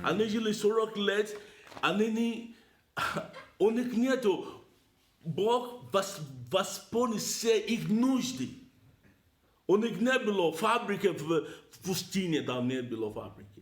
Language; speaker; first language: Russian; non-native, learner; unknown